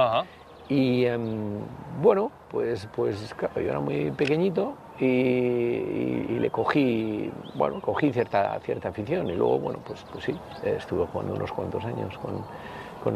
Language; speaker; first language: Spanish; native; Spanish